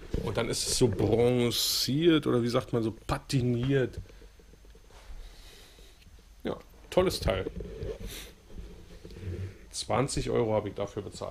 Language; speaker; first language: German; native; German